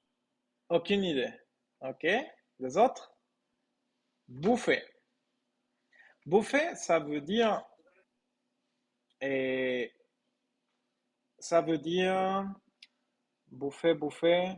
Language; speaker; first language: French; non-native, fluent; Spanish